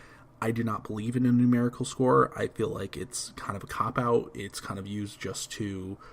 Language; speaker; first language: English; native; English